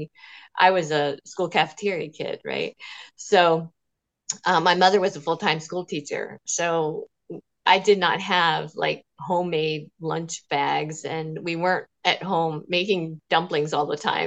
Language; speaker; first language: English; native; English